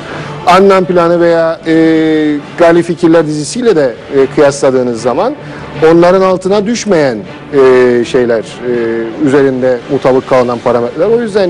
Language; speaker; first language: Turkish; native; Turkish